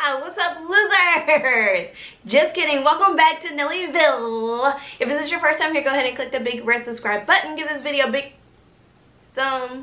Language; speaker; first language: English; native; English